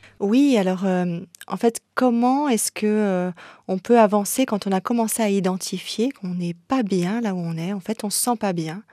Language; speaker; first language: French; native; French